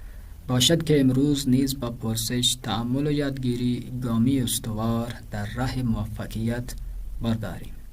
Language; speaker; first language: Persian; non-native, fluent; Urdu